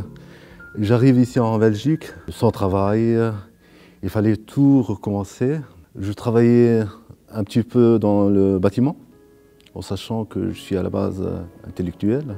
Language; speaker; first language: French; non-native, local second language; Arabic